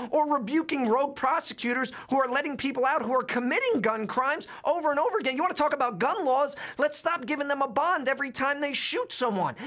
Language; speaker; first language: English; native; English